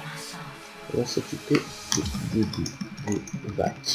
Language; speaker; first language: French; native; French